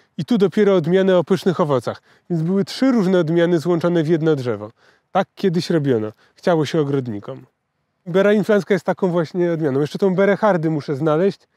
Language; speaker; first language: Polish; native; Polish